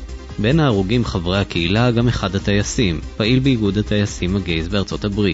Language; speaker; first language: Hebrew; native; Hebrew